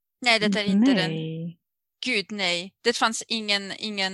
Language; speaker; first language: Swedish; non-native, learner; French